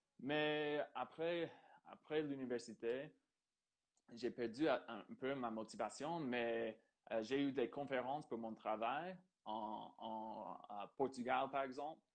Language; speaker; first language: French; non-native, fluent; English